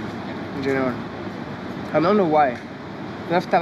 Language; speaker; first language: English; non-native, learner; French